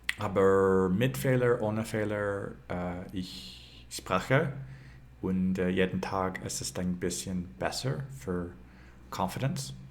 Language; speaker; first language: German; non-native, learner; English